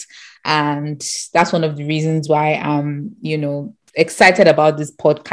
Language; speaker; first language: English; non-native, local second language; Yoruba